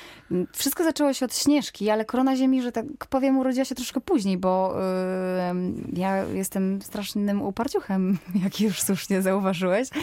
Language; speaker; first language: Polish; native; Polish